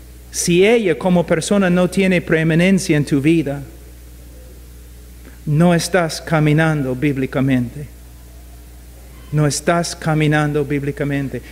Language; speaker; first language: Spanish; non-native, fluent; English